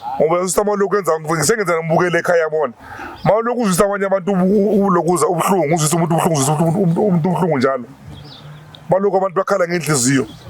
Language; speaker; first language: Zulu; non-native, local second language; Venda